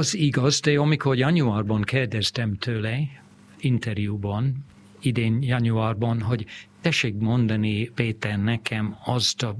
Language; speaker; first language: Hungarian; non-native, fluent; English